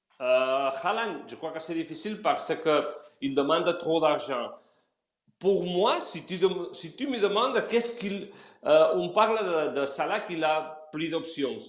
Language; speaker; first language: French; non-native, learner; Spanish